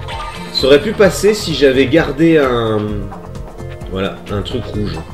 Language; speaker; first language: French; native; French